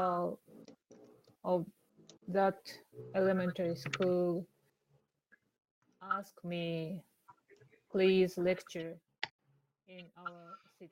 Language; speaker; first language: English; non-native, learner; Japanese